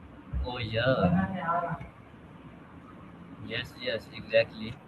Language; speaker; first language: English; non-native, learner; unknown